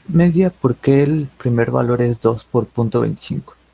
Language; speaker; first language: Spanish; native; Spanish